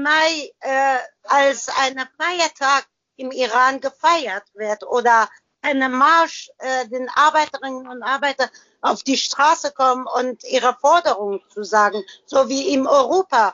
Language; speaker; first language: German; non-native, learner; Persian